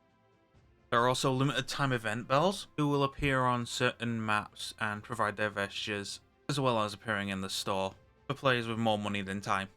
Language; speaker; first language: English; native; English